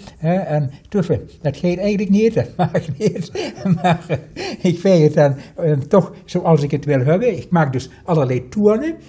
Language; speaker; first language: Dutch; native; Dutch